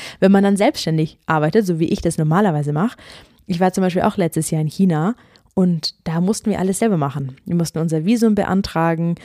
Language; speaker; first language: German; native; German